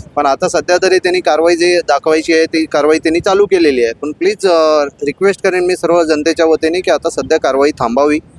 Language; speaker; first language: Marathi; native; Marathi